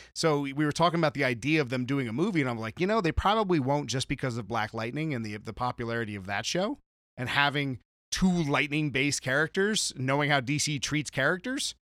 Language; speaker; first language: English; native; English